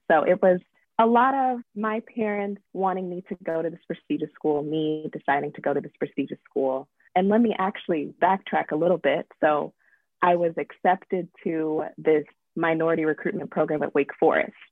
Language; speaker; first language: English; native; English